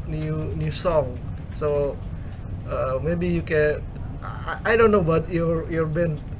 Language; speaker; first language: English; non-native, learner; Indonesian